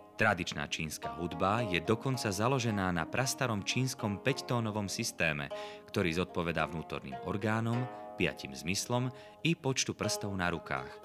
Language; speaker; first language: Slovak; native; Slovak